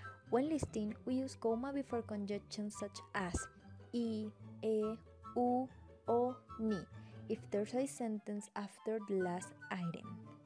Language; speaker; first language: English; non-native, learner; Spanish